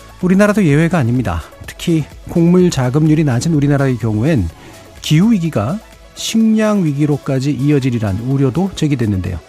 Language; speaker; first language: Korean; native; Korean